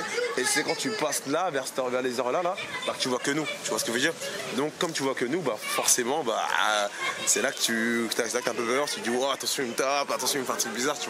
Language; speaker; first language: French; native; French